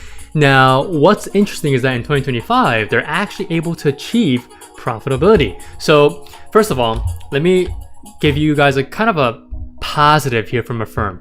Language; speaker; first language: English; native; English